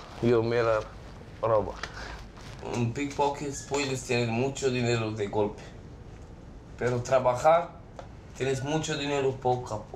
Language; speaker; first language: Spanish; non-native, learner; Romanian